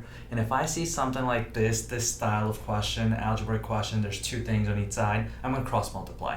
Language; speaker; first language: English; native; English